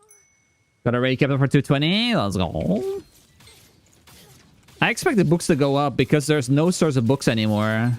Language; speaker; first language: English; native; English